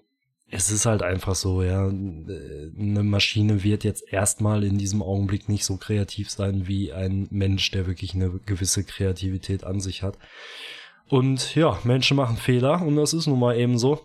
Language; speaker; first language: German; native; German